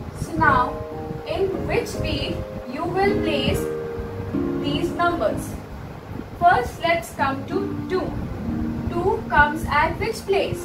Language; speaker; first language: English; non-native, local second language; Hindi